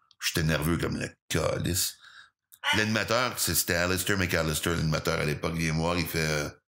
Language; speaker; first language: French; native; French